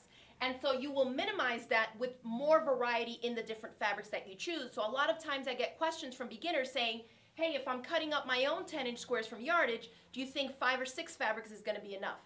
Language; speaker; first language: English; native; English